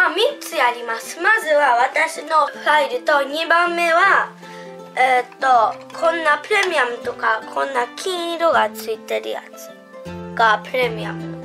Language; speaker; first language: Japanese; early bilingual, heritage; Japanese